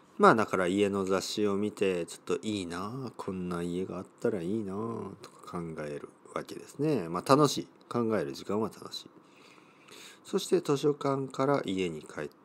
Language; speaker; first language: Japanese; native; Japanese